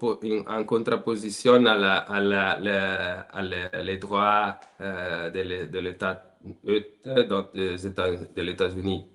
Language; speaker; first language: French; non-native, learner; Italian